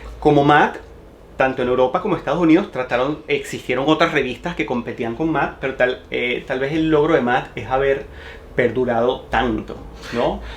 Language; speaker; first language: Spanish; native; Spanish